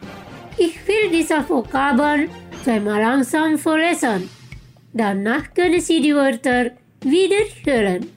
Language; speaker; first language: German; non-native, local second language; Indonesian